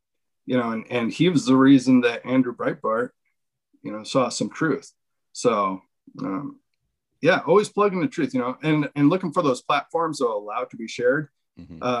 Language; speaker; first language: English; native; English